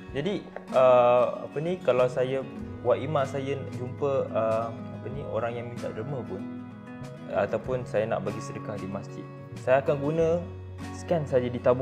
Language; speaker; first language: Malay; native; Malay